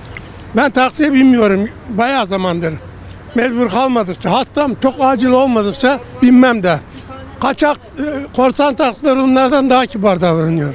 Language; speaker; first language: Turkish; native; Turkish